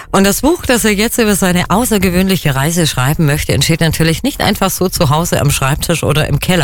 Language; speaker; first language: German; native; German